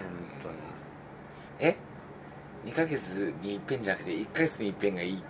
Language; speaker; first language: Japanese; native; Japanese